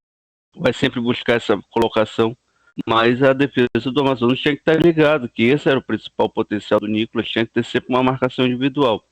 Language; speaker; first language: Portuguese; native; Portuguese